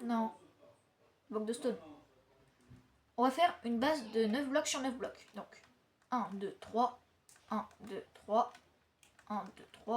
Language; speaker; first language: French; native; French